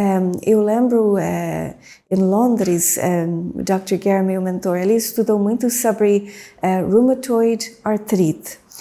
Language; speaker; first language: Portuguese; non-native, fluent; English